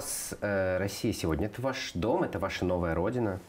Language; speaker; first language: Russian; native; Russian